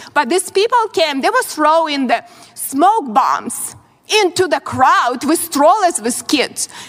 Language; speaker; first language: English; non-native, fluent; Ukrainian